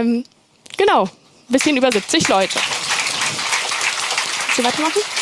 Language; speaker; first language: German; native; German